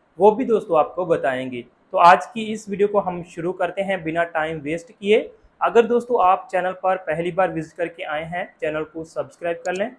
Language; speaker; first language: Hindi; non-native, local second language; Punjabi